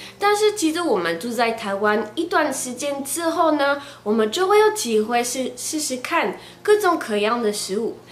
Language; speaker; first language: Chinese; non-native, fluent; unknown